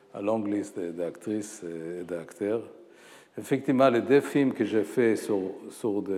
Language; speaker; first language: French; non-native, fluent; Hebrew